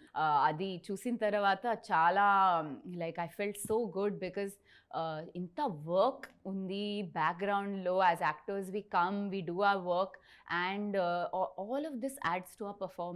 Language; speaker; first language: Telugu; non-native, learner; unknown